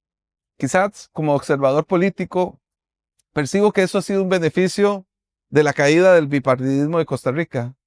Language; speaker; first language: Spanish; native; Spanish